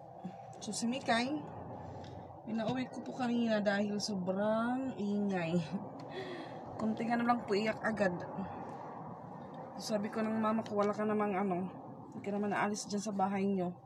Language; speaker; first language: Filipino; native; Filipino